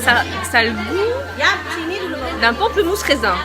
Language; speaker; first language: French; native; French